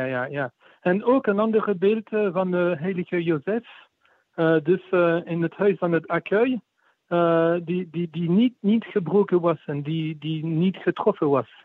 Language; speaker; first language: Dutch; non-native, fluent; French